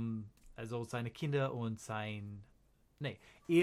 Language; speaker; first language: German; non-native, learner; English